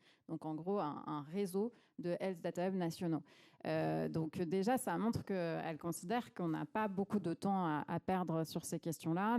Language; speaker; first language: French; native; French